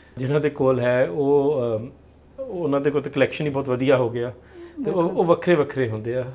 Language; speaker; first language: Punjabi; early bilingual, heritage; Punjabi